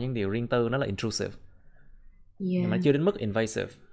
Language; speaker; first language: Vietnamese; native; Vietnamese